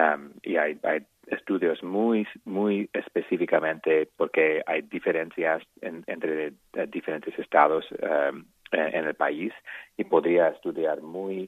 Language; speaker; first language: Spanish; non-native, learner; English